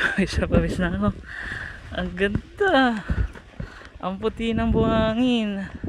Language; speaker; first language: Filipino; native; Filipino